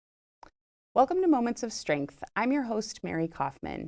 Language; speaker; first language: English; native; English